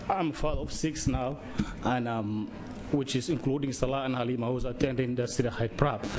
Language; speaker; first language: English; non-native, learner; Somali